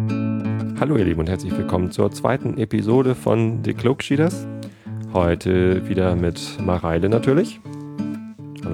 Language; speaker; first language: German; native; German